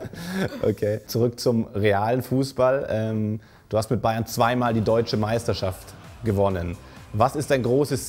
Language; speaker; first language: German; native; German